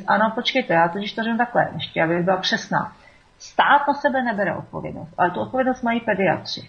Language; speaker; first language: Czech; native; Czech